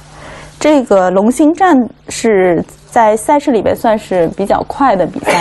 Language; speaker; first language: Chinese; native; Chinese